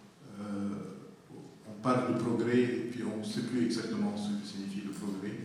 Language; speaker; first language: French; non-native, local second language; Arabic